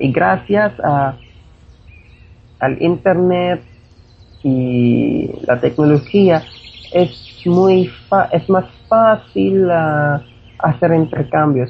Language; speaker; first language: Spanish; non-native, fluent; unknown